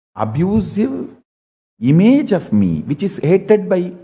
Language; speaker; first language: English; non-native, local second language; Tamil